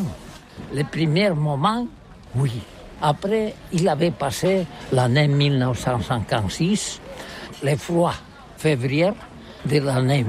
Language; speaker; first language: French; non-native, learner; Catalan